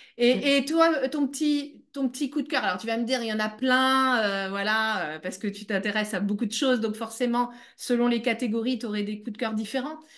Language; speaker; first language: French; native; French